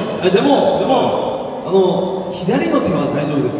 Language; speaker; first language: Japanese; non-native, learner; Korean